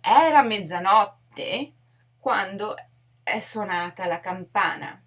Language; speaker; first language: Italian; non-native, fluent; English